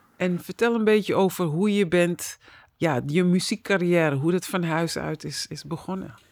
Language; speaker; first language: Dutch; native; Dutch